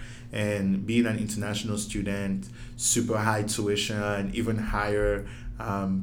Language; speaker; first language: English; non-native, local second language; Yoruba